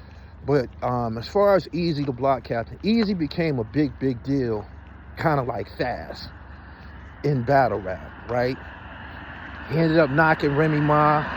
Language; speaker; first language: English; native; English